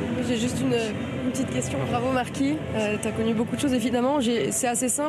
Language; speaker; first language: French; native; French